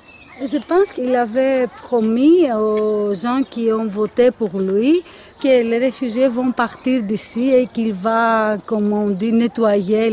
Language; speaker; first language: French; non-native, fluent; Greek